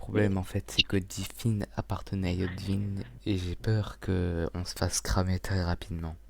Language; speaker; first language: French; native; French